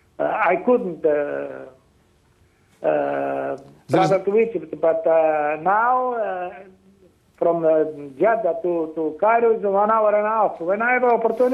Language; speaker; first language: English; non-native, fluent; Portuguese